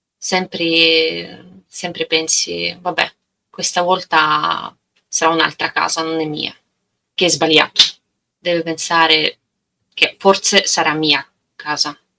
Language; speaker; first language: Italian; non-native, learner; Russian